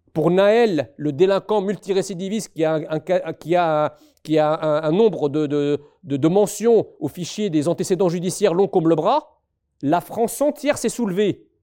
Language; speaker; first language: French; early bilingual, other home language; Arabic